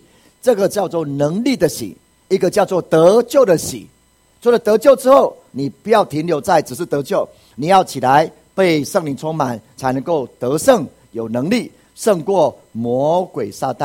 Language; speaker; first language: Chinese; native; Chinese